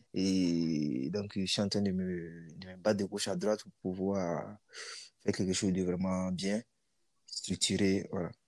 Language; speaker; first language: French; non-native, local second language; Mossi